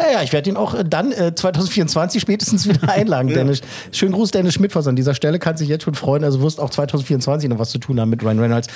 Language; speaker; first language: German; native; German